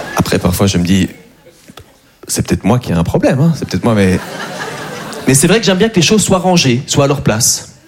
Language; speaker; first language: French; native; French